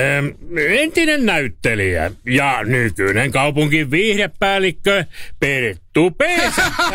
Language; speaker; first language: Finnish; native; Finnish